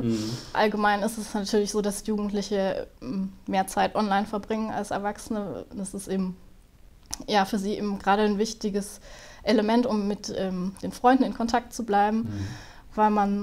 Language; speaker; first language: German; native; German